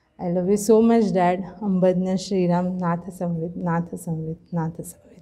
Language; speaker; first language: Hindi; non-native, local second language; Marathi